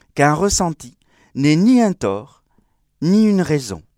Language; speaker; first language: French; non-native, fluent; Spanish